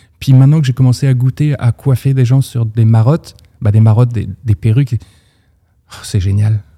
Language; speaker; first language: French; native; French